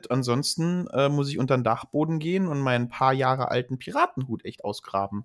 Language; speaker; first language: German; native; German